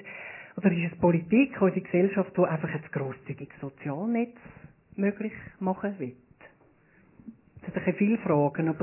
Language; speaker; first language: German; native; German